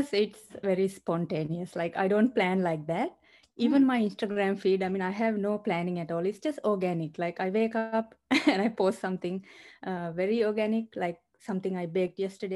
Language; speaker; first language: English; non-native, local second language; Sinhala